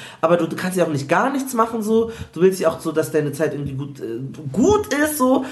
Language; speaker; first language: German; early bilingual, other home language; Igbo